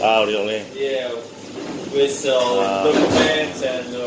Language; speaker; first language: English; non-native, learner; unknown